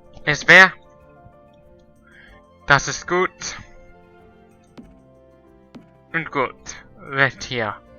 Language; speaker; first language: German; non-native, learner; English